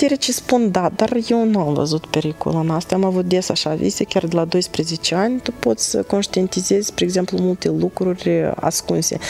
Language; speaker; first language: Romanian; native; Romanian